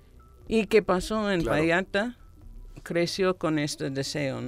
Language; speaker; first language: Spanish; non-native, fluent; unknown